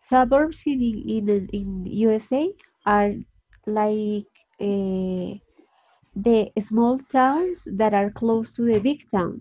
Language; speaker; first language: English; non-native, fluent; Spanish